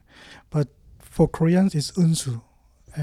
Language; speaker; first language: English; non-native, fluent; Korean